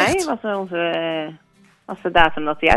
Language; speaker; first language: Dutch; native; Dutch